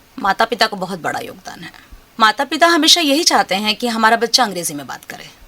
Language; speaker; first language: Hindi; non-native, local second language; Bangla